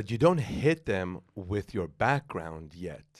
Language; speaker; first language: English; native; English